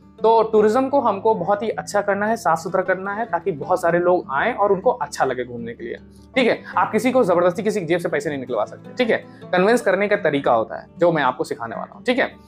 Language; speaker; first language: Hindi; native; Hindi